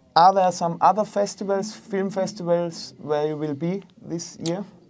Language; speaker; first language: English; non-native, learner; German